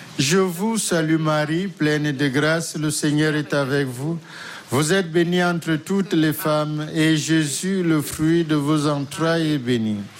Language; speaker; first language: French; native; French